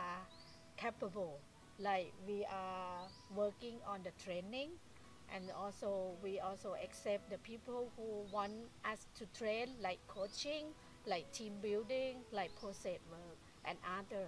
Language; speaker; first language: English; non-native, fluent; Thai